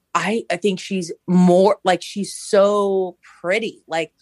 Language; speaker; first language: English; native; English